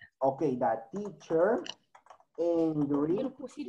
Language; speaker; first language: English; non-native, learner; Spanish